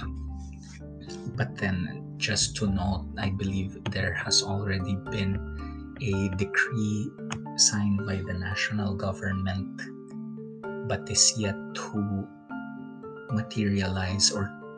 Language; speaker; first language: English; non-native, local second language; Filipino